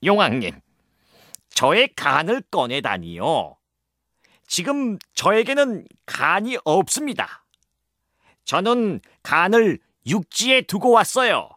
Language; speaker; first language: Korean; non-native, fluent; Vietnamese